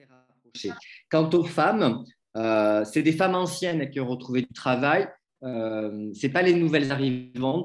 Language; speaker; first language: French; native; French